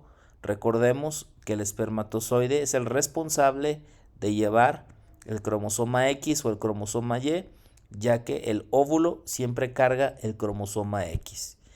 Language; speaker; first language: Spanish; native; Spanish